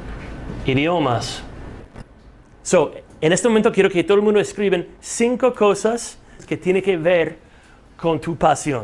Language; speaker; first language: Spanish; non-native, fluent; English